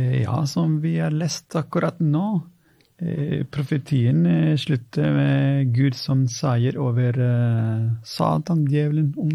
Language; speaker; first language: Norwegian; non-native, fluent; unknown